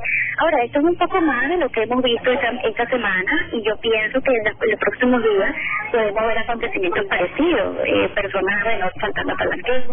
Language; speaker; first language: Spanish; native; Spanish